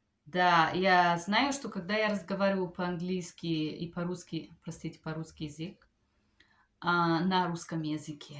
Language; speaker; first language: Russian; non-native, fluent; Bulgarian